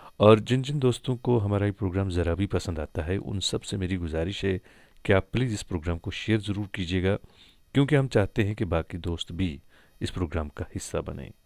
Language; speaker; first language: Urdu; non-native, local second language; Kashmiri